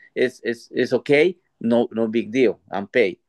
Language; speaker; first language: English; non-native, learner; Spanish